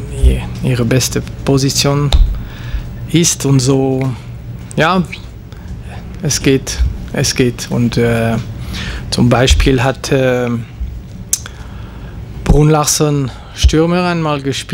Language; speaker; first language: German; non-native, local second language; French